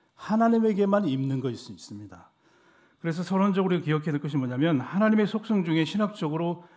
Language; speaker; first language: Korean; native; Korean